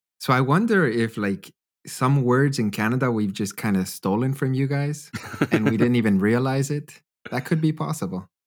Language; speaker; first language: English; native; English